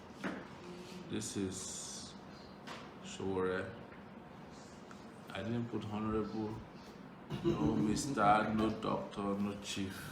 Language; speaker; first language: English; non-native, local second language; Yoruba